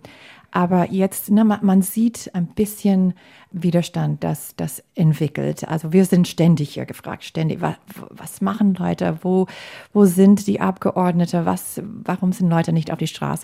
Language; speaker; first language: German; non-native, fluent; English